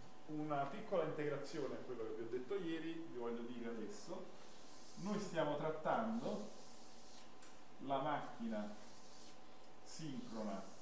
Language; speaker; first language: Italian; native; Italian